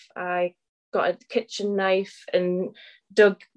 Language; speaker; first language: English; native; English